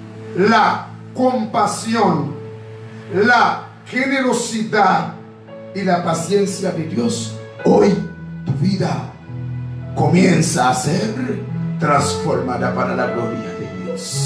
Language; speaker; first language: Spanish; native; Spanish